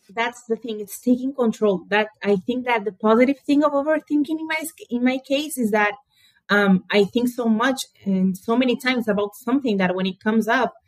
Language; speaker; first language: English; early bilingual, other home language; Portuguese